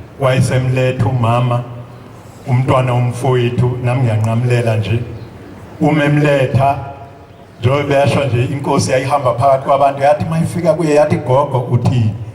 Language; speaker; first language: Zulu; non-native, local second language; Xhosa